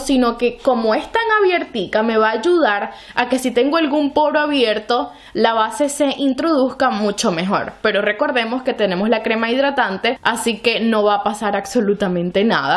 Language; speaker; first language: Spanish; native; Spanish